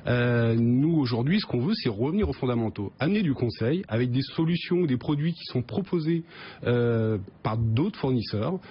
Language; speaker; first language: French; native; French